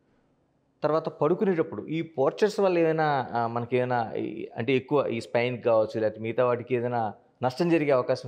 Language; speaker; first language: Telugu; native; Telugu